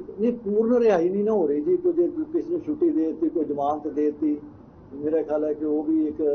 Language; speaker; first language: Punjabi; native; Punjabi